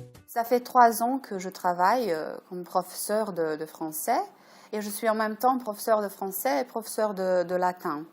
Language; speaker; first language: French; non-native, fluent; Serbian